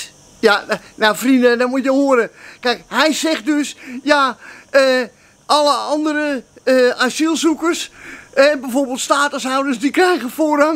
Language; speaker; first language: Dutch; native; Dutch